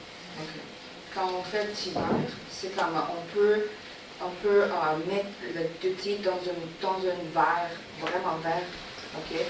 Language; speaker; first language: French; non-native, learner; Chinese